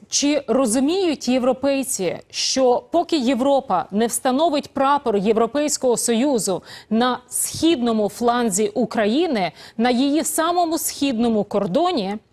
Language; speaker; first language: Ukrainian; native; Ukrainian